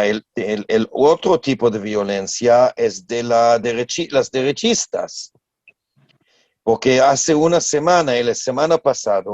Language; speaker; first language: Spanish; non-native, learner; Hebrew